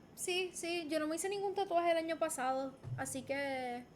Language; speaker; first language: Spanish; native; Spanish